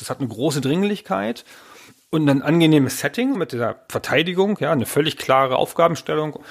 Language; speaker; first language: German; native; German